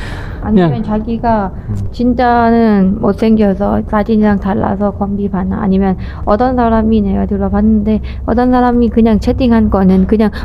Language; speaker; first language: Korean; non-native, learner; Thai